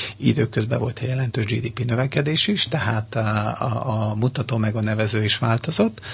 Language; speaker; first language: Hungarian; non-native, fluent; Serbian